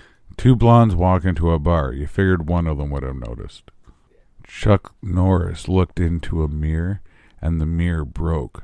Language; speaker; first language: English; native; English